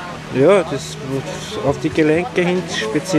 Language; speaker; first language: German; native; German